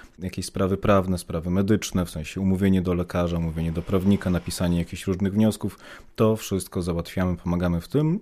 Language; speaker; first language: Polish; native; Polish